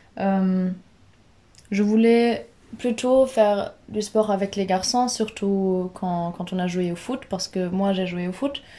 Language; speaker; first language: French; non-native, fluent; German